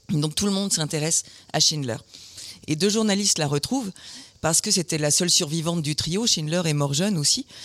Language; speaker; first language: French; early bilingual, other home language; German